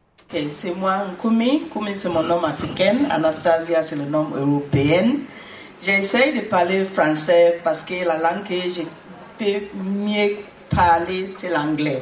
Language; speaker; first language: French; non-native, learner; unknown